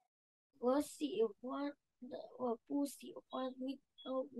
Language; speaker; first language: Chinese; non-native, learner; Vietnamese